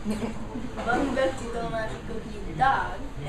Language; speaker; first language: Dutch; non-native, learner; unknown